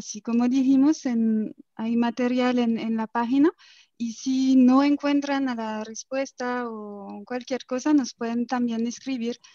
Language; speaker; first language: Spanish; non-native, fluent; French